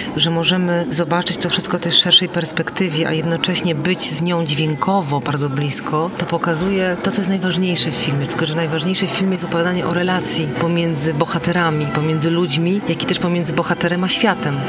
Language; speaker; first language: Polish; native; Polish